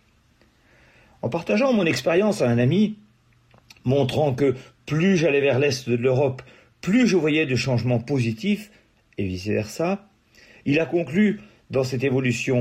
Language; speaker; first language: French; native; French